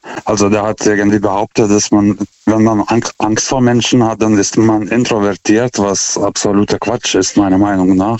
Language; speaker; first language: German; non-native, fluent; Lithuanian